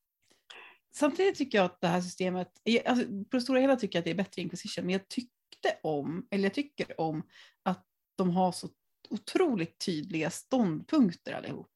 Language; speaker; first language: Swedish; native; Swedish